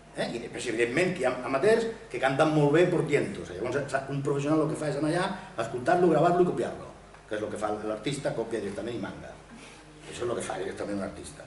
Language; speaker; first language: Catalan; non-native, local second language; Spanish